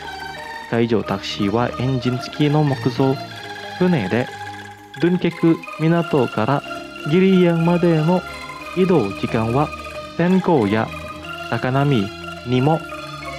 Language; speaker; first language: Japanese; non-native, fluent; Indonesian